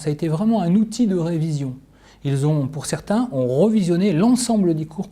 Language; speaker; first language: French; native; French